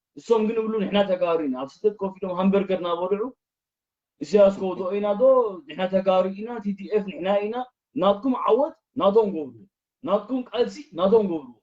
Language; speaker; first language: Tigrinya; early bilingual, heritage; Tigrinya